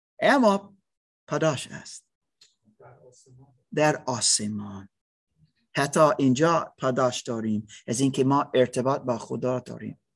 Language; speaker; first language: Persian; non-native, learner; English